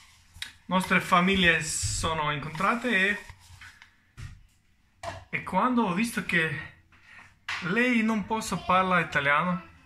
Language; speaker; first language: Italian; non-native, learner; Russian